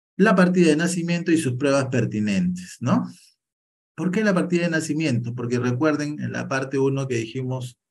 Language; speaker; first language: Spanish; native; Spanish